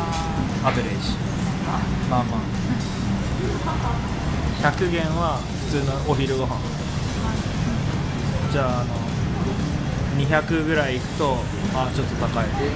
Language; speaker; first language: Japanese; native; Japanese